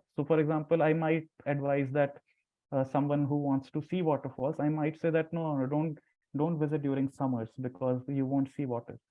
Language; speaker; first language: English; non-native, local second language; Hindi